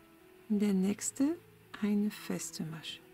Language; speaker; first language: German; non-native, fluent; French